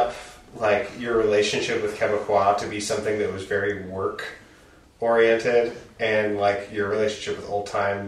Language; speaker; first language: English; native; English